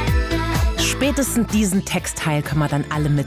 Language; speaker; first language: German; native; German